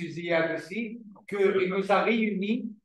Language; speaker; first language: French; non-native, learner; Arabic